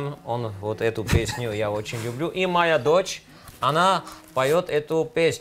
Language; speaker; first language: Russian; non-native, local second language; Armenian